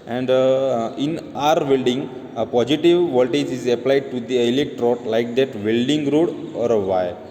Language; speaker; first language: English; non-native, local second language; Gujarati